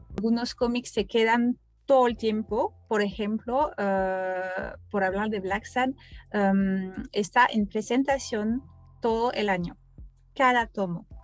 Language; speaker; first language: Spanish; non-native, fluent; French